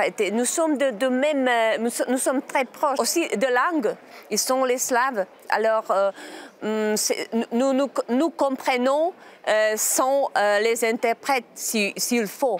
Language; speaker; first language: French; non-native, learner; Czech